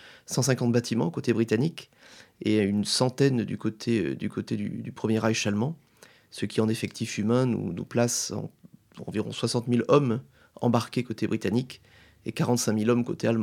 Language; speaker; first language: French; native; French